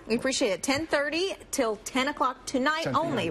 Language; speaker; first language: English; native; English